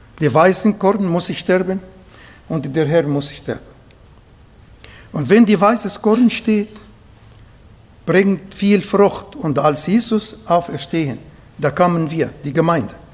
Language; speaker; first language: German; non-native, fluent; Arabic